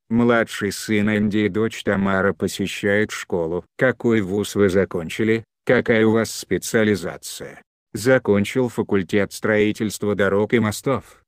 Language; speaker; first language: Russian; non-native, local second language; Chechen